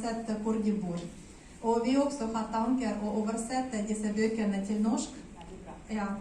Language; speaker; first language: Swedish; non-native, fluent; Ukrainian